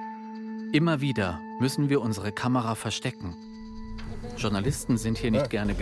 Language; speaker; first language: German; native; German